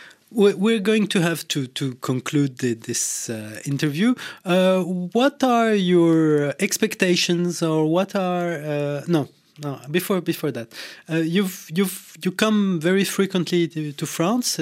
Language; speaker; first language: English; non-native, fluent; French